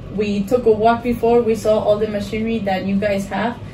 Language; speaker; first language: English; non-native, fluent; Spanish